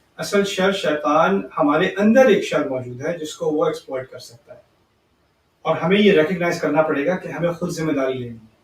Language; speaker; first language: Urdu; early bilingual, heritage; Urdu